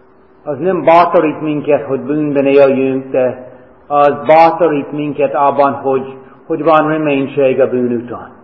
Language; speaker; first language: Hungarian; non-native, fluent; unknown